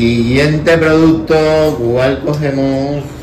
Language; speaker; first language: Spanish; native; Spanish